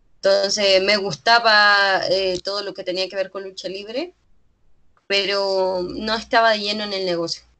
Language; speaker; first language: Spanish; native; Spanish